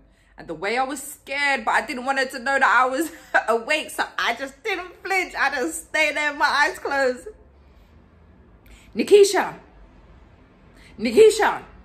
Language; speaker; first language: English; native; English